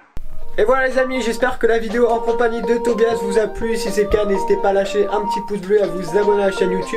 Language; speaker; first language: French; native; French